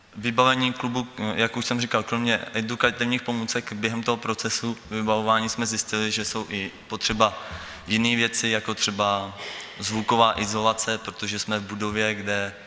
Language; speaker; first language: Czech; native; Czech